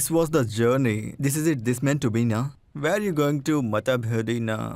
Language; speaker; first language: English; non-native, local second language; Telugu